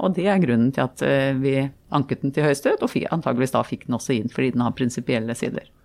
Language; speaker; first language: Norwegian; native; Norwegian